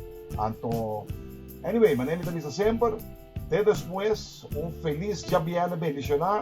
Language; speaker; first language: Portuguese; non-native, learner; Papiamento